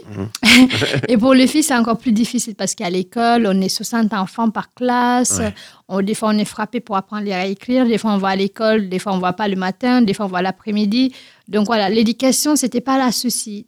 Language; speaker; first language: French; non-native, local second language; Fula